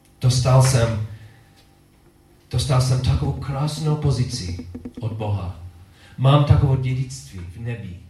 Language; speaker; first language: Czech; non-native, learner; English